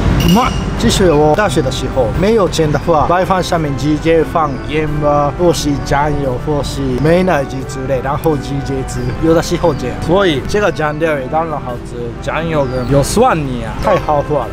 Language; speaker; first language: Chinese; non-native, fluent; Japanese